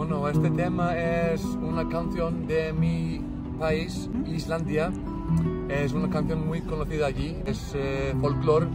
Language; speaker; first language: Spanish; non-native, fluent; Icelandic